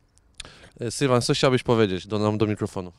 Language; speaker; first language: Polish; native; Polish